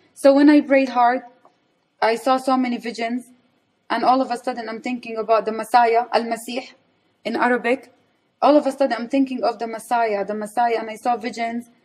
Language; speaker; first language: English; non-native, fluent; Arabic